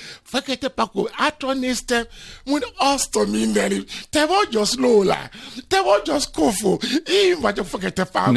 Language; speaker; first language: Hungarian; non-native, fluent; Yoruba